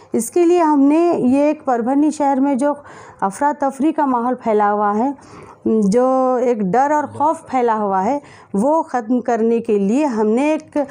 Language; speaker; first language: Hindi; native; Hindi